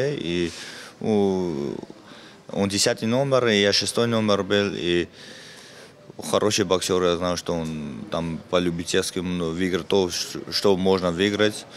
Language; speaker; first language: Russian; non-native, fluent; Armenian